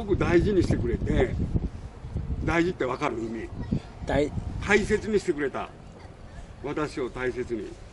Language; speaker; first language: Japanese; native; Japanese